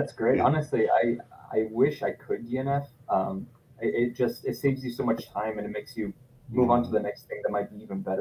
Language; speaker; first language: English; non-native, fluent; Italian